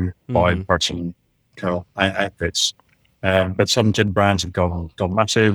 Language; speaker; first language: English; native; English